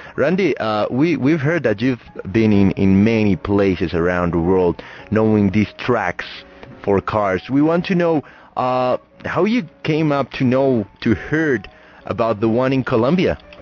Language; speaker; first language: English; non-native, fluent; Spanish